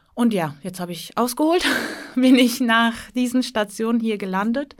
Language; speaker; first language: German; early bilingual, other home language; Turkish